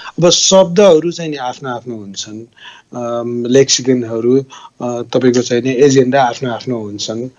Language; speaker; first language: Nepali; native; Nepali